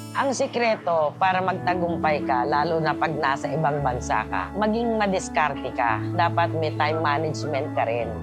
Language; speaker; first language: Filipino; native; Filipino